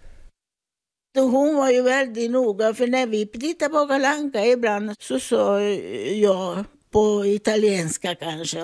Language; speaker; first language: Swedish; non-native, fluent; Italian